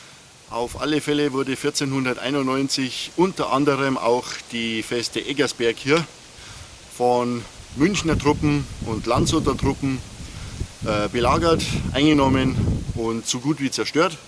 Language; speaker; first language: German; native; German